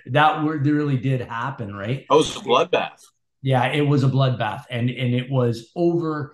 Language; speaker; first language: English; native; English